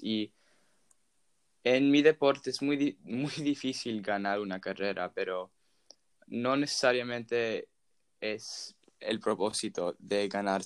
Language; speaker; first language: Spanish; non-native, fluent; English